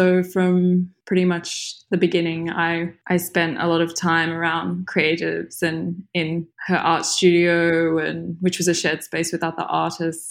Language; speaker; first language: English; native; English